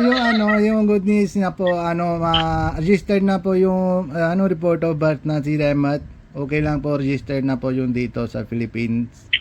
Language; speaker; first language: Filipino; non-native, learner; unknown